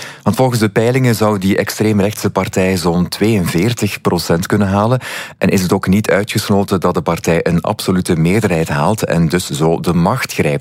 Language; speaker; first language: Dutch; native; Dutch